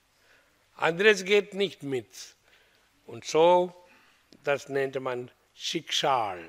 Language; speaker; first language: German; non-native, learner; Hindi